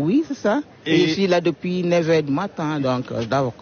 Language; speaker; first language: French; non-native, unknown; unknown